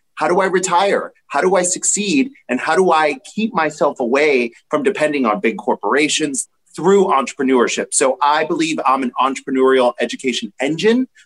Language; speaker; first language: English; native; English